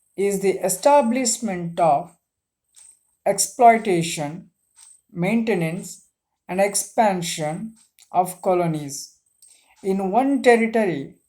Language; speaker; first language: English; non-native, local second language; Kannada